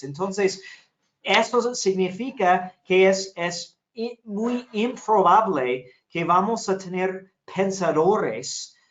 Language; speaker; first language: Spanish; non-native, fluent; English